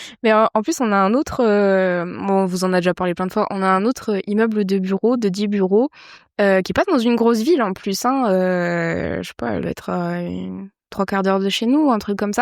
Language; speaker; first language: French; native; French